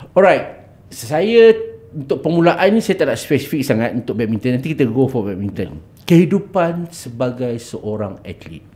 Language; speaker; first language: Malay; native; Malay